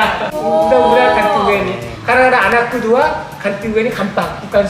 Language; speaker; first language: Indonesian; non-native, learner; Korean